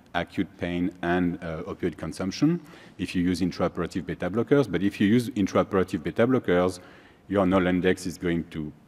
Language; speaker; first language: English; non-native, fluent; French